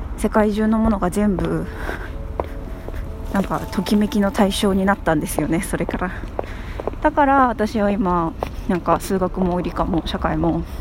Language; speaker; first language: Japanese; native; Japanese